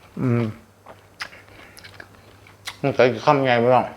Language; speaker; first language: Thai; non-native, local second language; Northeastern Thai